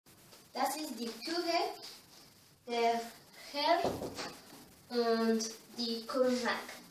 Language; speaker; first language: German; non-native, learner; Spanish